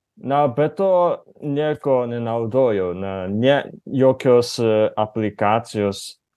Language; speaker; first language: Lithuanian; non-native, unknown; Japanese